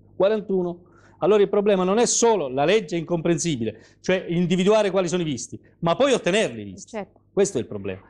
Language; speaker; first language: Italian; native; Italian